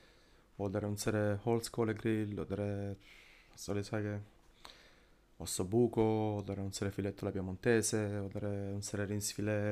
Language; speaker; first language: German; non-native, learner; Italian